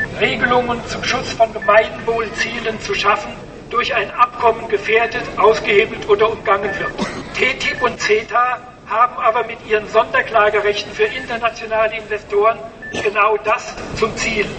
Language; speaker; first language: German; native; German